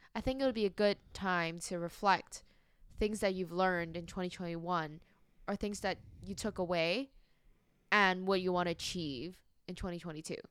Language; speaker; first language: English; non-native, local second language; Cantonese